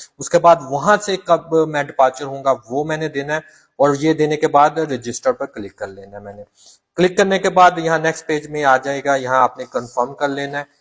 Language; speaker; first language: Urdu; non-native, local second language; Punjabi